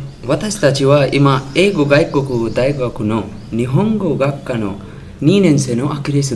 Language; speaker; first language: Japanese; non-native, learner; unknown